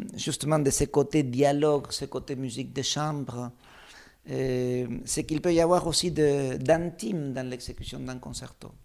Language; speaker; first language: French; non-native, fluent; Spanish